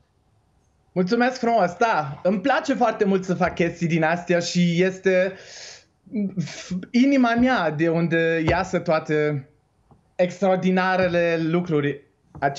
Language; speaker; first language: Romanian; non-native, local second language; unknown